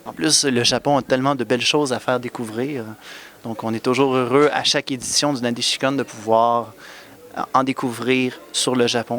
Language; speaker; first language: French; native; French